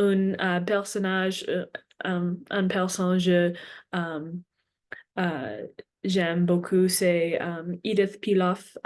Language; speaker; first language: French; non-native, learner; English